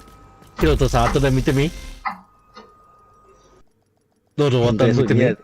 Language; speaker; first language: Japanese; native; Japanese